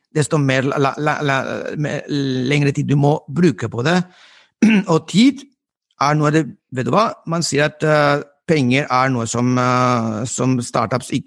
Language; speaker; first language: Norwegian; non-native, fluent; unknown